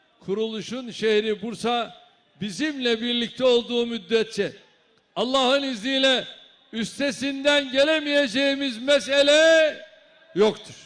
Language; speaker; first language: Turkish; native; Turkish